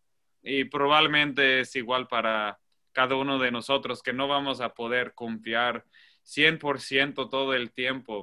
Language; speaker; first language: Spanish; non-native, fluent; English